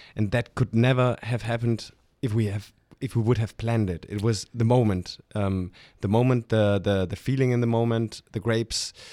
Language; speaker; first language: English; non-native, fluent; German